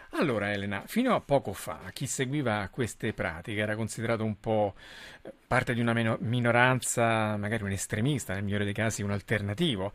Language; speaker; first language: Italian; native; Italian